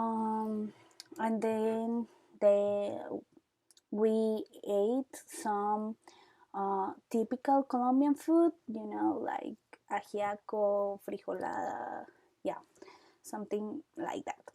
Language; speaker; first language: English; non-native, learner; Spanish